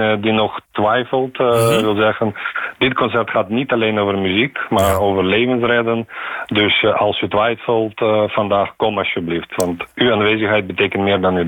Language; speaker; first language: Dutch; non-native, fluent; Ukrainian